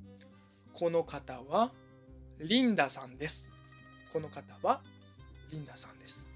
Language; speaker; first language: Japanese; non-native, fluent; Chinese